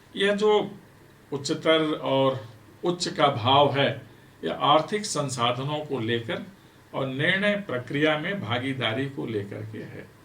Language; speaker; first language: Hindi; native; Hindi